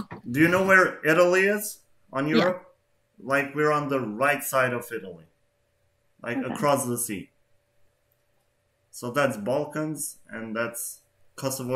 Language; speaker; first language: English; non-native, fluent; Albanian